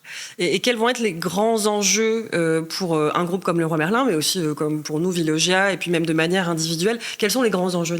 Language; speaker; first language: French; native; French